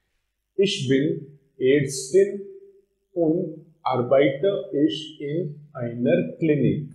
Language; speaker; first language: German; non-native, learner; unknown